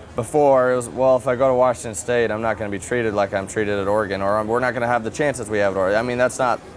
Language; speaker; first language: English; native; English